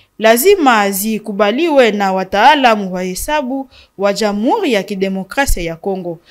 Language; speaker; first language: Swahili; non-native, local second language; Nande